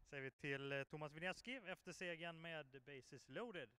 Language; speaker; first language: Swedish; native; Swedish